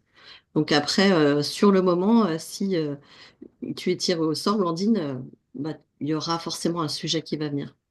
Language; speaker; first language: French; native; French